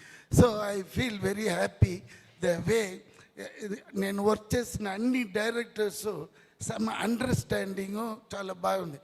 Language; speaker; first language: Telugu; non-native, learner; Tamil